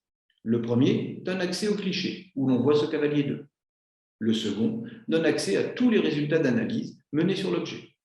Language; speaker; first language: French; native; French